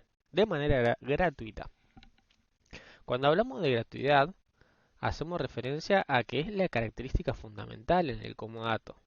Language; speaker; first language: Spanish; native; Spanish